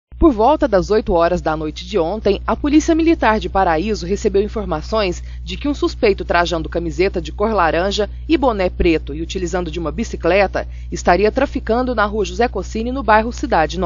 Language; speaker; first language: Portuguese; native; Portuguese